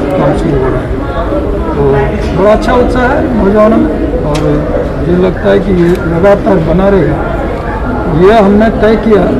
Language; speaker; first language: Hindi; native; Hindi